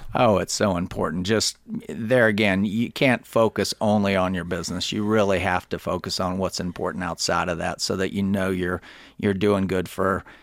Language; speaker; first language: English; native; English